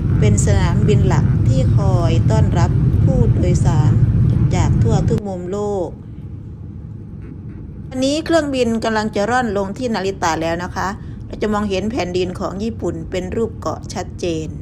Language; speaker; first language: Thai; native; Thai